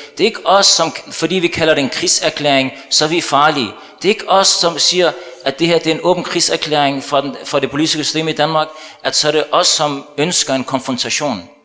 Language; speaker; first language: Danish; early bilingual, other home language; Arabic